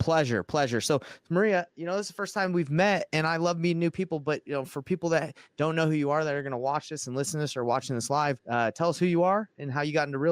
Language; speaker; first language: English; native; English